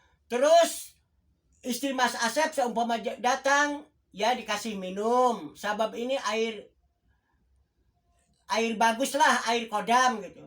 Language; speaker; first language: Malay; non-native, local second language; Javanese